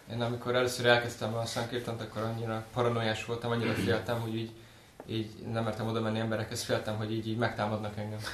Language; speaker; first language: Hungarian; native; Hungarian